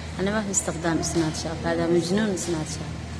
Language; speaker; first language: Arabic; non-native, learner; Somali